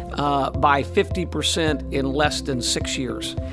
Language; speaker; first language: English; native; English